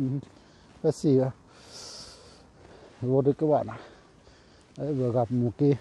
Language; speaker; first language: Russian; non-native, learner; Vietnamese